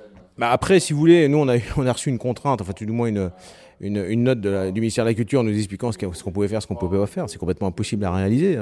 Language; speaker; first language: French; native; French